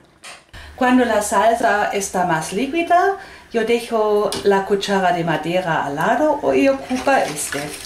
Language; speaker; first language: Spanish; non-native, learner; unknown